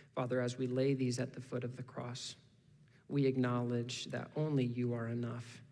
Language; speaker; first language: English; native; English